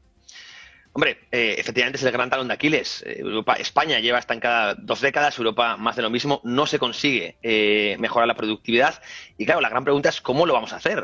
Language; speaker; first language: Spanish; native; Spanish